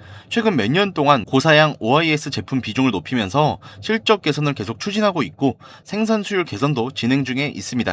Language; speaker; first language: Korean; native; Korean